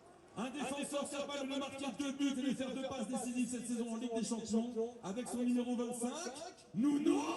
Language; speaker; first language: French; native; French